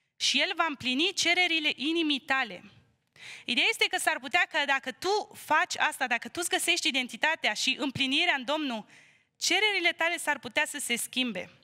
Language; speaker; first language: Romanian; native; Romanian